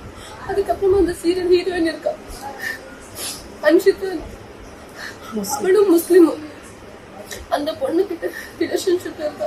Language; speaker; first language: Tamil; non-native, local second language; Kannada